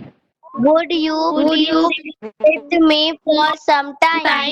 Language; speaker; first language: English; non-native, learner; Hindi